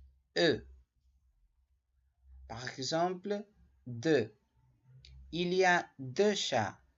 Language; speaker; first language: French; non-native, learner; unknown